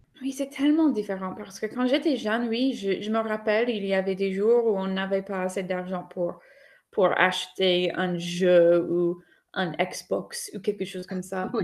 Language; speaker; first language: French; non-native, fluent; English